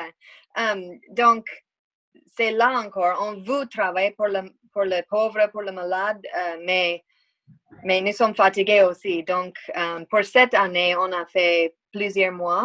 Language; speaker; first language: French; non-native, learner; English